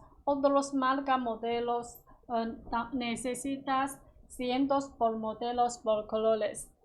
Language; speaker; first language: Spanish; non-native, learner; Chinese